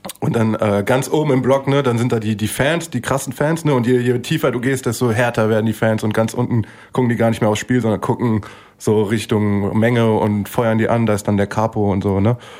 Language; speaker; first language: German; native; German